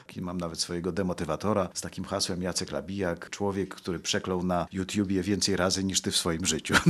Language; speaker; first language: Polish; native; Polish